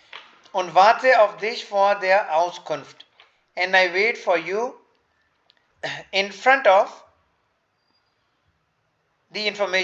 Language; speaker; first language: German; non-native, fluent; Hindi